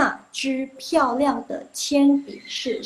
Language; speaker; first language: Chinese; non-native, fluent; Indonesian